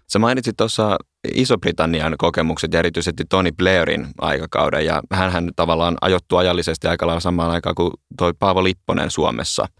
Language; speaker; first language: Finnish; native; Finnish